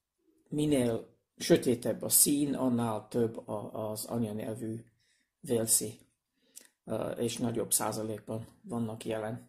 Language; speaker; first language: Hungarian; non-native, fluent; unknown